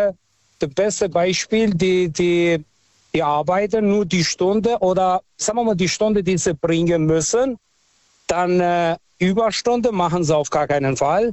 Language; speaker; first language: German; non-native, fluent; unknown